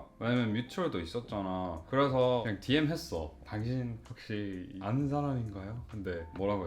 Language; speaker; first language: Korean; non-native, fluent; English